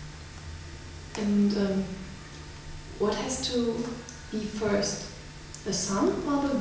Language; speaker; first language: English; non-native, fluent; German